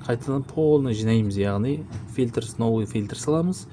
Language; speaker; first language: Russian; non-native, local second language; Kazakh